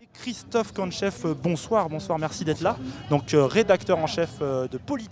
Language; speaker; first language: French; native; French